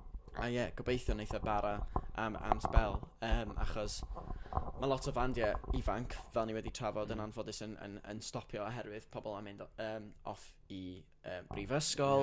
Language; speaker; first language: Welsh; native; Welsh